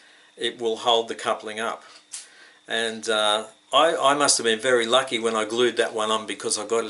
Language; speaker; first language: English; native; English